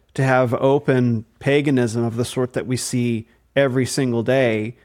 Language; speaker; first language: English; native; English